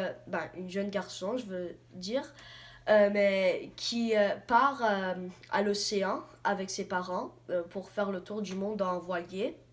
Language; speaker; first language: French; non-native, learner; English